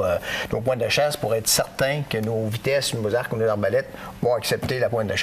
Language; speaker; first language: French; native; French